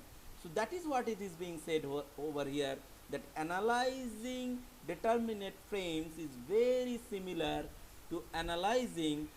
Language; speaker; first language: English; non-native, local second language; Bangla